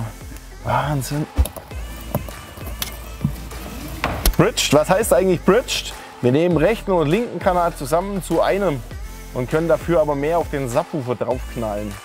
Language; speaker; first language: German; native; German